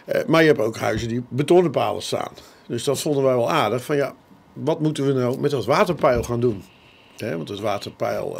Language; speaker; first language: Dutch; native; Dutch